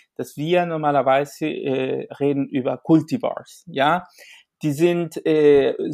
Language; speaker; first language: German; non-native, fluent; Spanish